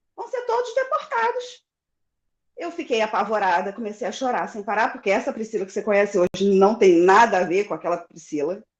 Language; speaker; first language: Portuguese; native; Portuguese